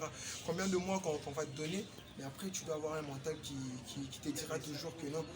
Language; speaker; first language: French; non-native, local second language; Lingala